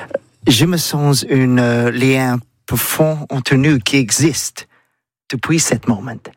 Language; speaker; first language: French; non-native, learner; English